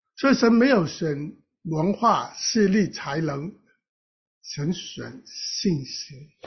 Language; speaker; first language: Chinese; non-native, local second language; Cantonese